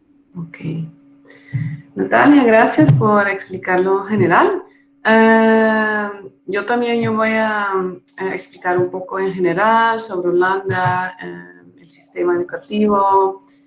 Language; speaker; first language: Spanish; non-native, fluent; Dutch